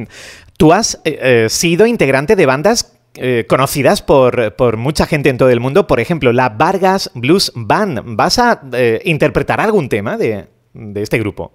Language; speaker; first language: Spanish; native; Spanish